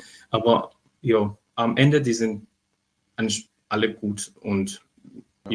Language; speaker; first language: German; non-native, fluent; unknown